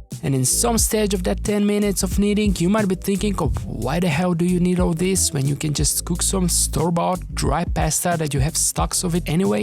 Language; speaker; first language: English; non-native, fluent; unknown